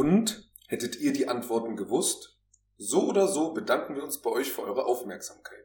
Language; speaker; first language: German; native; German